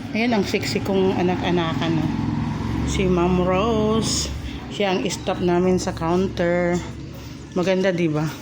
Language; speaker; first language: Filipino; non-native, local second language; Waray